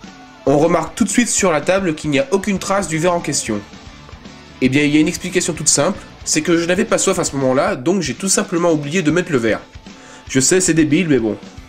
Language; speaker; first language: French; native; French